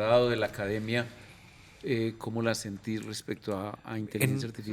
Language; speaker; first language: Spanish; native; Spanish